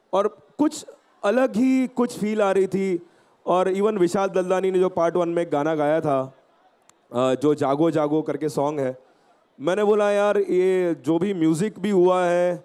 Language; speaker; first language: Hindi; native; Hindi